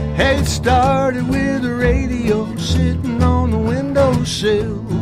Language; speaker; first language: English; native; English